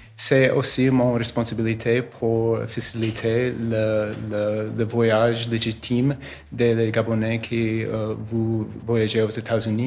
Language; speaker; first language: French; non-native, learner; English